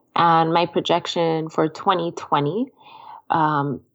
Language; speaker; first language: English; native; English